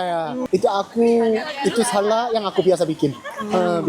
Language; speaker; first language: Indonesian; non-native, learner; Korean